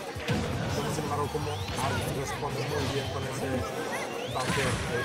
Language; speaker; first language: Spanish; native; Spanish